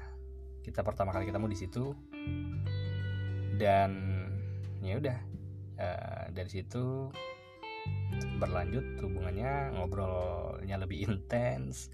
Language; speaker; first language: Indonesian; native; Indonesian